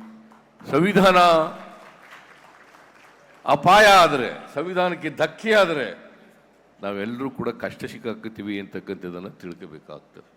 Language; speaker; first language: Kannada; native; Kannada